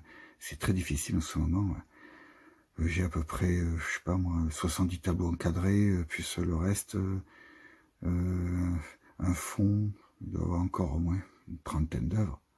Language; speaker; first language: French; native; French